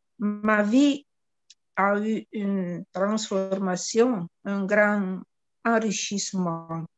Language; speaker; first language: French; non-native, fluent; Italian